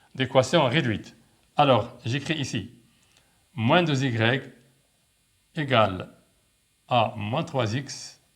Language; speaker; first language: French; non-native, local second language; Arabic